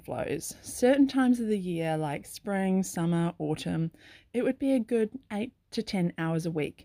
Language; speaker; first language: English; native; English